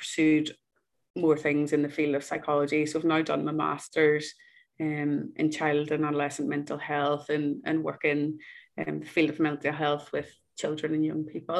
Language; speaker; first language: English; native; English